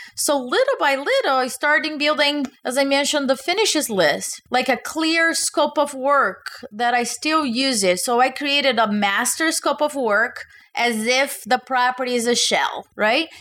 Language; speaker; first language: English; non-native, fluent; Portuguese